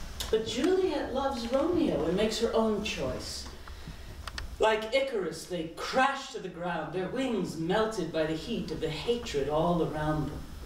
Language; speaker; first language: English; native; English